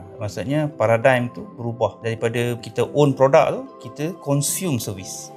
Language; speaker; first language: Malay; native; Malay